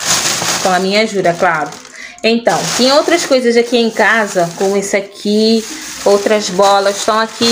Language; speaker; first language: Portuguese; non-native, local second language; Kabuverdianu